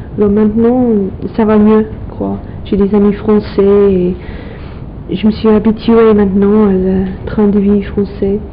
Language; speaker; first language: French; non-native, fluent; English